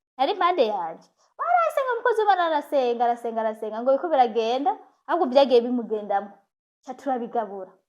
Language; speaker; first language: Rundi; non-native, local second language; Swahili